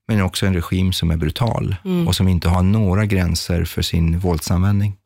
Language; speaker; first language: Swedish; early bilingual, other home language; Persian